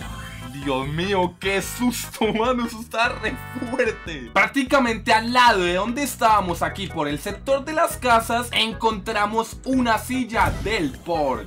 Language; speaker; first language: Spanish; native; Spanish